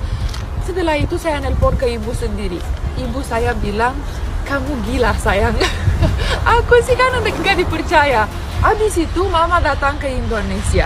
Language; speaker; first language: Indonesian; non-native, fluent; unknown